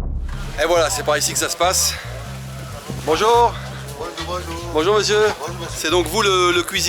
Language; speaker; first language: French; native; French